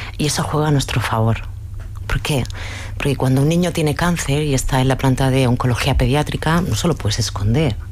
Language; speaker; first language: Spanish; native; Spanish